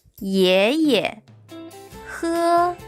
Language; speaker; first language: Chinese; non-native, learner; Thai